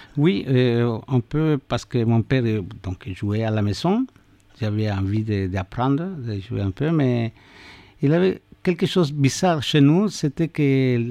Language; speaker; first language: French; non-native, fluent; Spanish